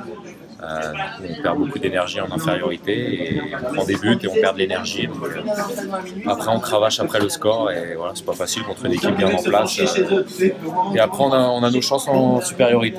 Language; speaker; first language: French; native; French